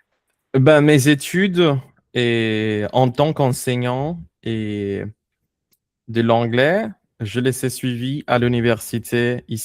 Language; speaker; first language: French; non-native, fluent; Spanish